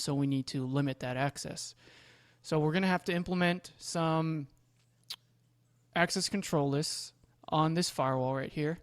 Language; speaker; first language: English; native; English